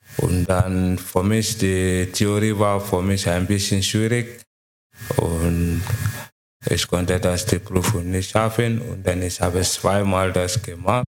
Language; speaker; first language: German; non-native, learner; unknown